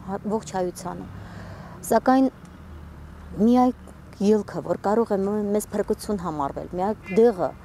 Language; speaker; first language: Armenian; native; Armenian